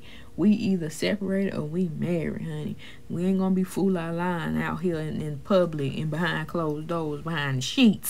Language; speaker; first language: English; native; English